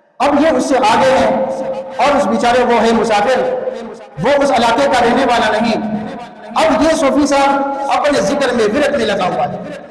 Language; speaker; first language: Urdu; non-native, local second language; Pashto